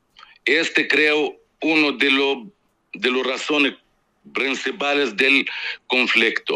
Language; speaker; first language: Spanish; non-native, fluent; Arabic